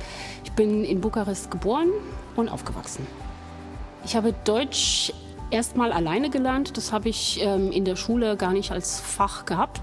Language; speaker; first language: German; non-native, fluent; Romanian